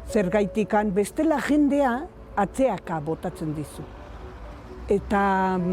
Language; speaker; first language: Basque; non-native, local second language; Spanish